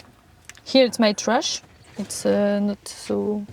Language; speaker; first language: English; non-native, learner; French